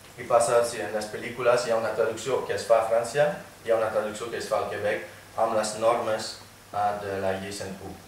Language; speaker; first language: Catalan; non-native, fluent; French